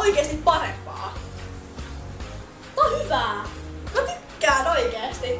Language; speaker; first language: Finnish; native; Finnish